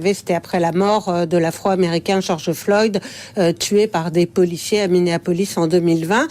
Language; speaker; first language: French; native; French